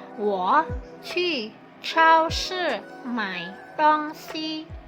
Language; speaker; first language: Chinese; non-native, fluent; Indonesian